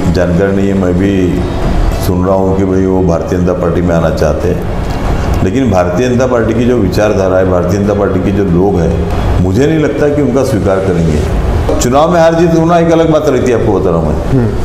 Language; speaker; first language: Hindi; non-native, local second language; Marathi